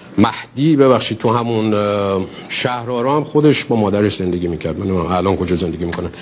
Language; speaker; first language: Persian; native; Persian